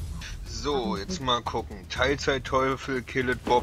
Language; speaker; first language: German; native; German